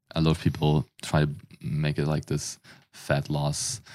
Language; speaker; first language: English; non-native, fluent; German